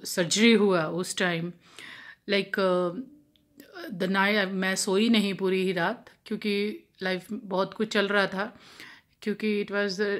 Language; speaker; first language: Hindi; non-native, local second language; Punjabi